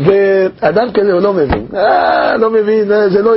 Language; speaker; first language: Hebrew; non-native, fluent; English